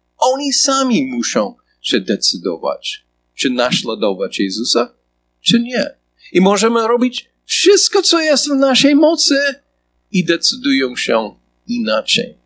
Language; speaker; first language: Polish; non-native, fluent; English